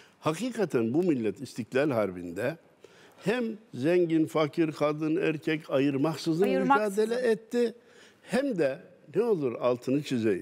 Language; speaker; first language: Turkish; native; Turkish